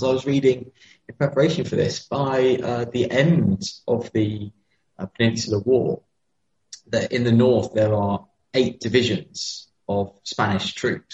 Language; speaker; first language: English; native; English